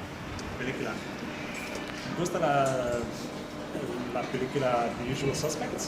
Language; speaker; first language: Spanish; non-native, learner; English